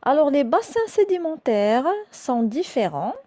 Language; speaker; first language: French; non-native, local second language; Arabic